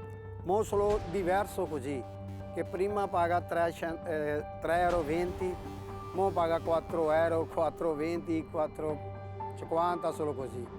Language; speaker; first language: Italian; non-native, learner; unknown